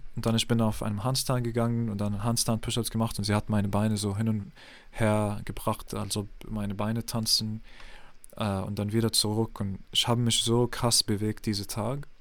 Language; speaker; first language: German; non-native, fluent; English